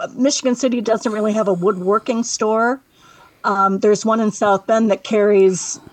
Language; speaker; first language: English; native; English